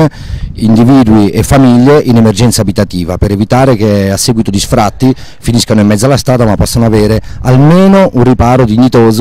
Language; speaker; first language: Italian; native; Italian